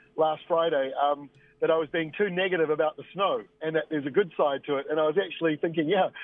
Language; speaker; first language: English; native; English